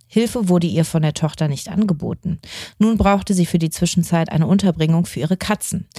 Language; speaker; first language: German; native; German